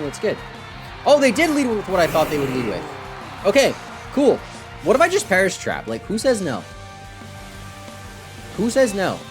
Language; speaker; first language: English; native; English